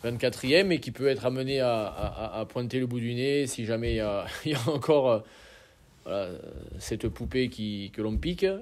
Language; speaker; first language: French; native; French